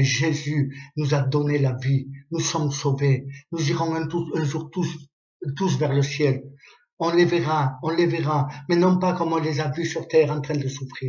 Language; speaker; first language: French; native; French